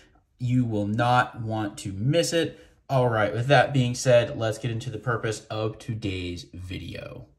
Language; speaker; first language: English; native; English